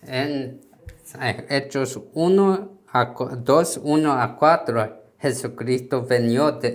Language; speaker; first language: Spanish; non-native, learner; Korean